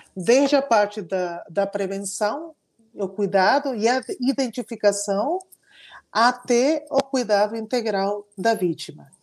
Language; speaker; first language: Portuguese; non-native, fluent; Spanish